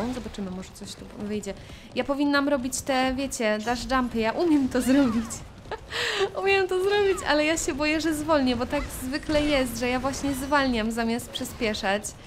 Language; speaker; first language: Polish; native; Polish